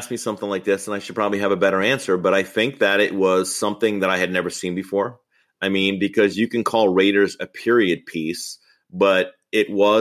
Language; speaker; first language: English; native; English